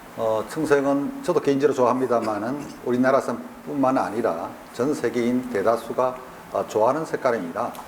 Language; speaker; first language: Korean; native; Korean